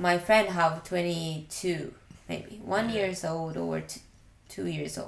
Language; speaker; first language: English; non-native, learner; Japanese